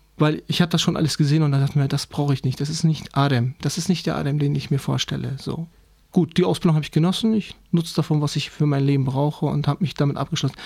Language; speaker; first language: German; non-native, fluent; Turkish